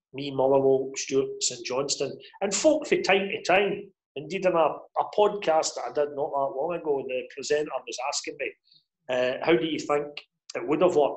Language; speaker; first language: English; native; English